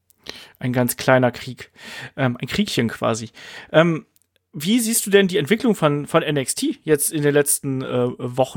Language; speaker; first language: German; native; German